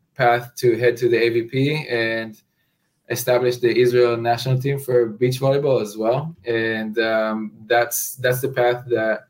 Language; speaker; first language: English; non-native, fluent; Hebrew